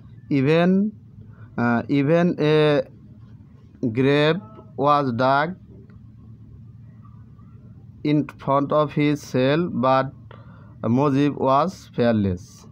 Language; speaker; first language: English; non-native, local second language; Bangla